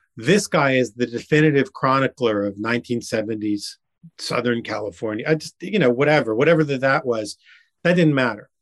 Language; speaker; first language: English; native; English